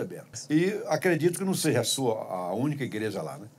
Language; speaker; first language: Portuguese; native; Portuguese